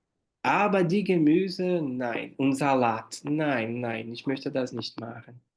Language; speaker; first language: German; non-native, fluent; Portuguese